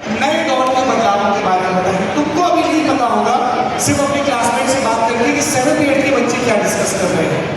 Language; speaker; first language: Hindi; non-native, local second language; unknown